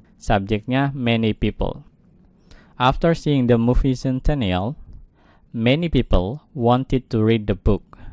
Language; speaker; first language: English; non-native, fluent; Indonesian